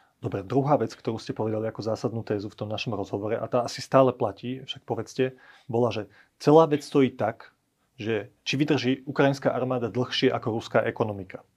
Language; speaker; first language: Slovak; native; Slovak